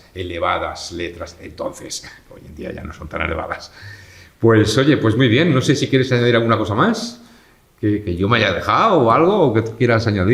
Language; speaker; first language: Spanish; native; Spanish